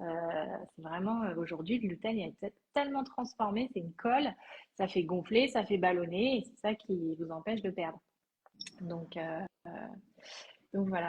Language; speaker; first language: French; native; French